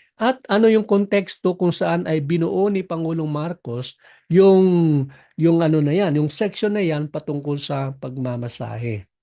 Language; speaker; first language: Filipino; non-native, local second language; Cebuano